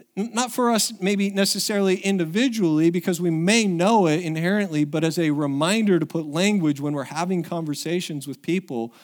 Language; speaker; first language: English; native; English